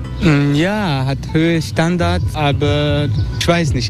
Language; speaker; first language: German; non-native, learner; Turkish